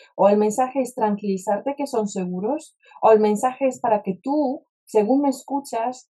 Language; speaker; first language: Spanish; non-native, fluent; Polish